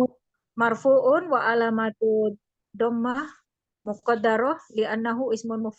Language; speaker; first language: Arabic; non-native, learner; Indonesian